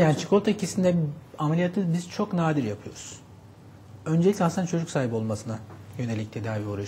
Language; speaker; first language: Turkish; native; Turkish